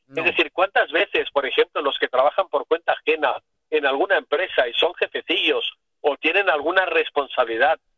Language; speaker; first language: Spanish; native; Spanish